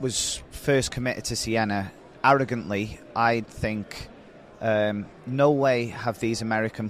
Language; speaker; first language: English; native; English